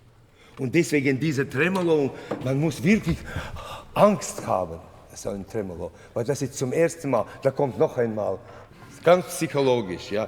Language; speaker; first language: German; non-native, fluent; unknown